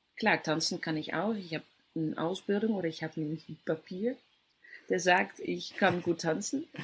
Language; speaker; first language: German; non-native, fluent; Dutch